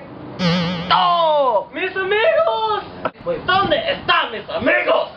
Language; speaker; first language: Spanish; non-native, learner; English